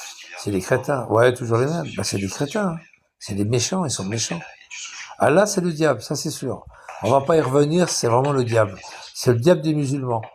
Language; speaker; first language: French; native; French